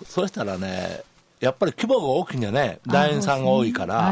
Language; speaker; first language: Japanese; native; Japanese